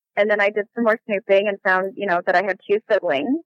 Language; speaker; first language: English; native; English